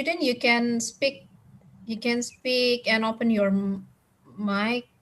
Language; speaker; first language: English; non-native, fluent; Indonesian